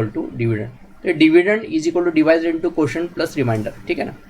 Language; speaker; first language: Hindi; non-native, local second language; Marathi